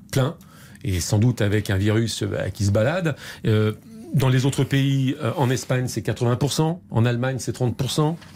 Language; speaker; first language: French; native; French